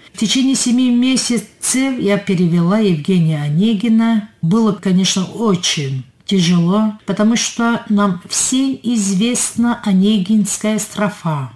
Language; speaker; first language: Russian; non-native, local second language; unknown